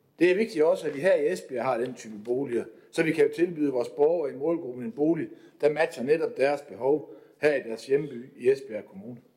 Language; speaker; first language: Danish; native; Danish